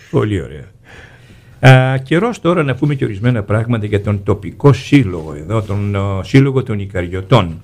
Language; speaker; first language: Greek; native; Greek